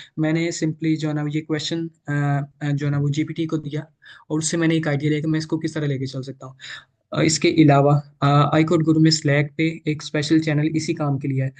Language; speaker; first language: Urdu; non-native, local second language; Punjabi